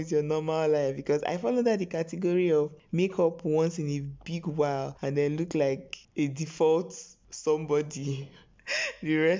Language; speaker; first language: English; non-native, local second language; Igbo